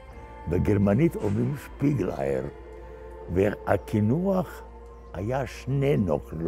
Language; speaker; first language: Hebrew; non-native, fluent; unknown